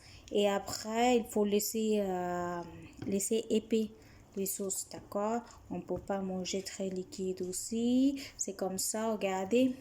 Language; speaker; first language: French; non-native, fluent; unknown